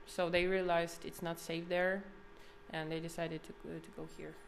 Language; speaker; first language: English; non-native, fluent; Ukrainian